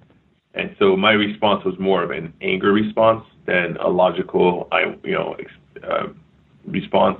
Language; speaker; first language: English; early bilingual, other home language; French